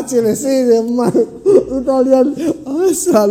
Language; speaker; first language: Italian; non-native, learner; Indonesian